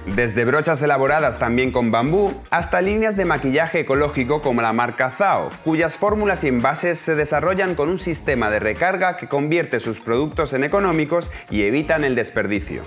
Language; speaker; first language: Spanish; native; Spanish